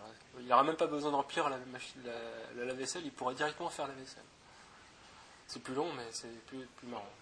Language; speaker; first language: French; native; French